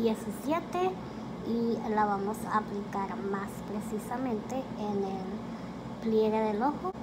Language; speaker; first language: Spanish; early bilingual, heritage; Spanish